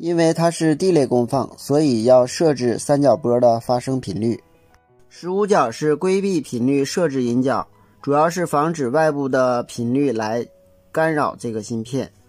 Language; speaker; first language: Chinese; native; Chinese